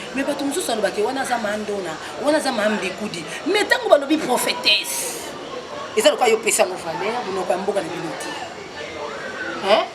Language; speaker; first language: Lingala; non-native, local second language; Kongo